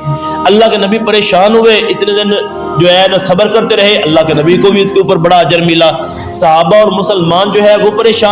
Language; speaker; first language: Urdu; native; Urdu